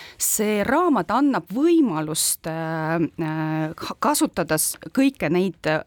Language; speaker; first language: Estonian; non-native, local second language; Russian